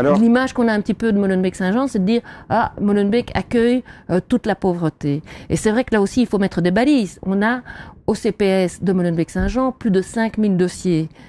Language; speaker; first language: French; native; French